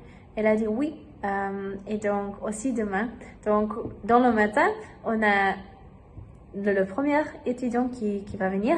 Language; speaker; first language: French; non-native, learner; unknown